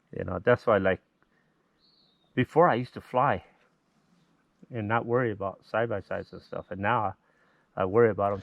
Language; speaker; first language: English; native; English